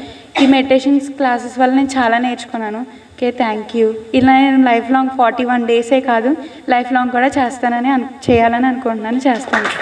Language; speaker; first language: Telugu; native; Telugu